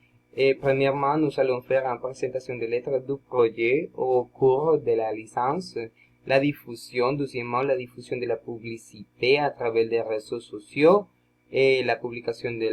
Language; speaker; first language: French; non-native, learner; Spanish